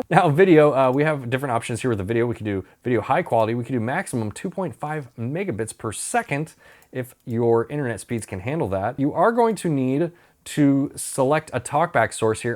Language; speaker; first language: English; native; English